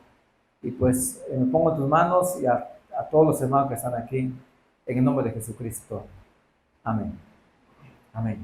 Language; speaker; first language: Spanish; native; Spanish